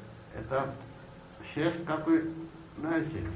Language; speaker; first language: Russian; non-native, learner; Bangla